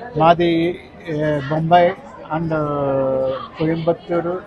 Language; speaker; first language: Telugu; native; Telugu